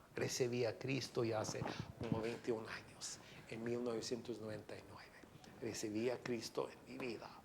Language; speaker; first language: Spanish; non-native, fluent; English